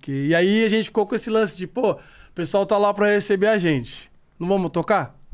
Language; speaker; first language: Portuguese; native; Portuguese